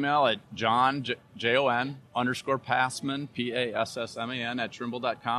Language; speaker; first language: English; native; English